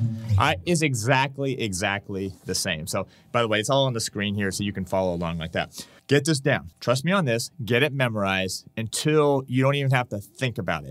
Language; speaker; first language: English; native; English